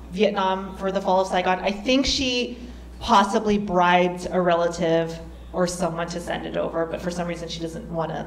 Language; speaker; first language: English; native; English